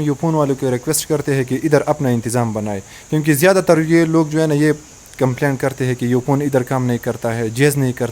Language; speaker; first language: Hindi; non-native, local second language; Pashto